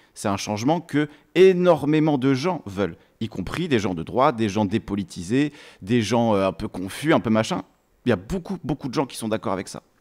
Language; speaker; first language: French; native; French